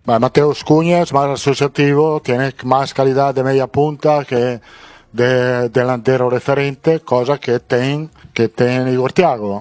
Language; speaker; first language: Portuguese; non-native, fluent; Spanish